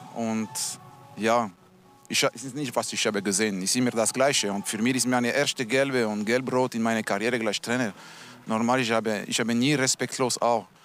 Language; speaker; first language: German; non-native, local second language; Italian